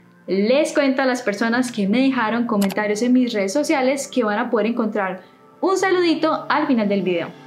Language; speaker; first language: Spanish; native; Spanish